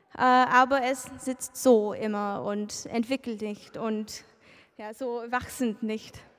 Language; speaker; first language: German; non-native, learner; English